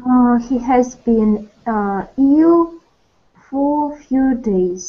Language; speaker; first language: English; non-native, learner; Russian